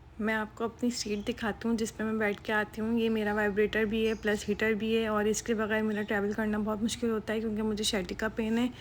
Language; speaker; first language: Urdu; native; Urdu